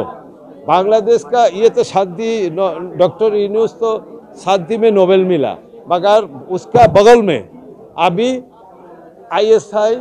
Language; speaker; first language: Hindi; non-native, learner; Bangla